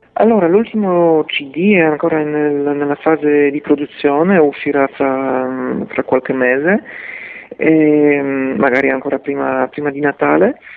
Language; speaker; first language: Italian; non-native, fluent; Polish